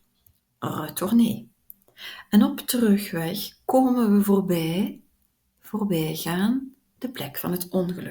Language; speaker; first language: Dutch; non-native, local second language; French